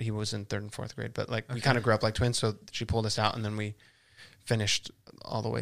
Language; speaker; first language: English; early bilingual, other home language; Spanish